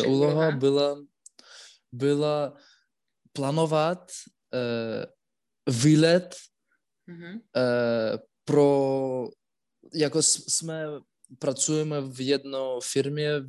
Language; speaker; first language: Czech; non-native, learner; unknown